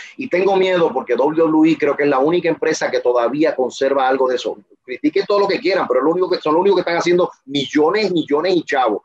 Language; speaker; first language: Spanish; native; Spanish